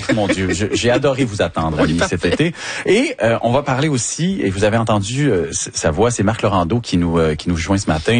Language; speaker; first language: French; native; French